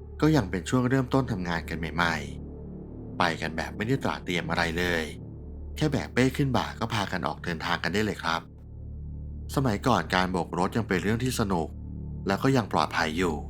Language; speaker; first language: Thai; native; Thai